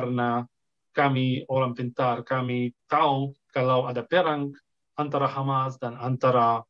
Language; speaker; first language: Indonesian; non-native, fluent; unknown